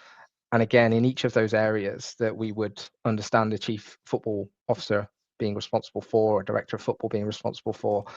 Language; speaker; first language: English; native; English